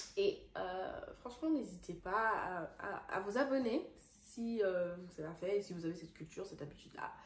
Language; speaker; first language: French; non-native, fluent; Dutch